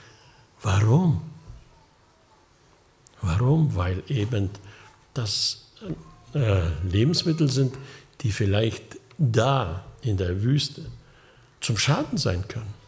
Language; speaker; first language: German; early bilingual, heritage; German